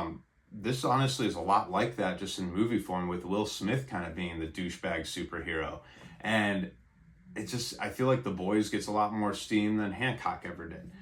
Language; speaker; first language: English; native; English